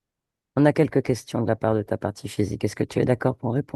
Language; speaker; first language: French; native; French